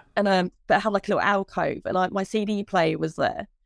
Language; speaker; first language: English; native; English